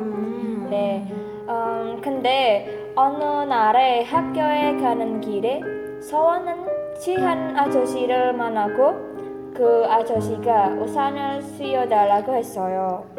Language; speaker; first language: Korean; non-native, learner; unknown